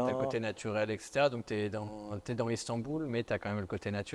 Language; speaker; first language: French; native; French